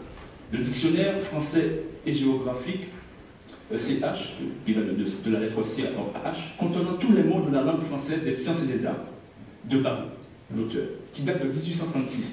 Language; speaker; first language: French; native; French